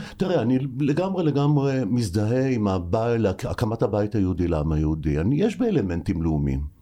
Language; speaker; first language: Hebrew; native; Hebrew